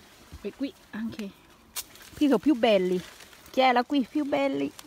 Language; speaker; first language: Italian; non-native, learner; Thai